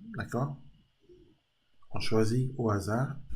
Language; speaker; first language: French; native; French